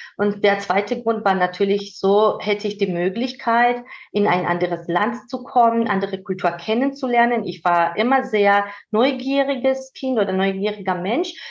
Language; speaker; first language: German; non-native, fluent; Georgian